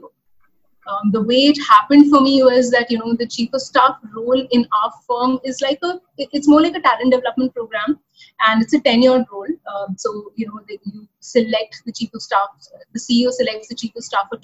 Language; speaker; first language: English; non-native, local second language; Hindi